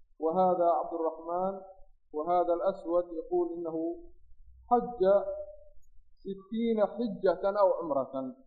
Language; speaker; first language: Arabic; non-native, local second language; Somali